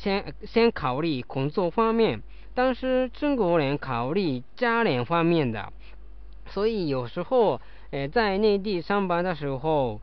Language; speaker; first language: Chinese; non-native, learner; Japanese